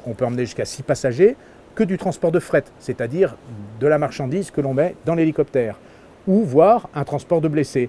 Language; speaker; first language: French; native; French